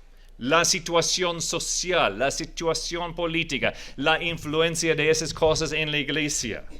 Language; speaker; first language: Spanish; non-native, fluent; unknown